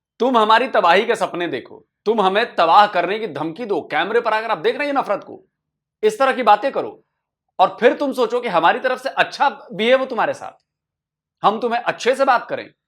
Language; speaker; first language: Hindi; native; Hindi